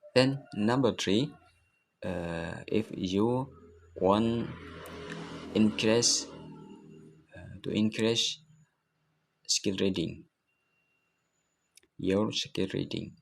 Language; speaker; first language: English; non-native, learner; Indonesian